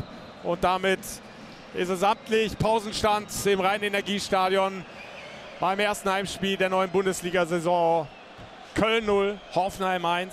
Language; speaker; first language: German; native; German